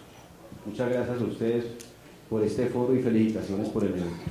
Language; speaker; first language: Spanish; native; Spanish